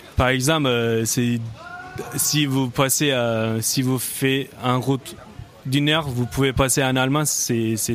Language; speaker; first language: French; non-native, fluent; Turkish